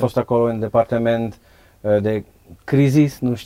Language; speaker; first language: Romanian; non-native, learner; Dutch